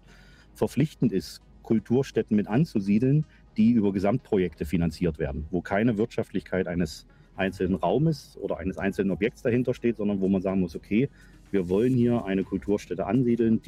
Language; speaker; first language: German; native; German